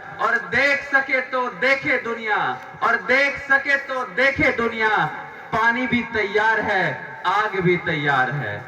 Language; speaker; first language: Hindi; native; Hindi